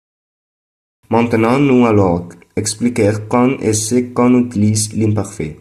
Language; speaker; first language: French; non-native, learner; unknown